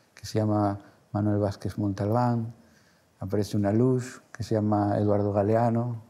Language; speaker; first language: Spanish; native; Spanish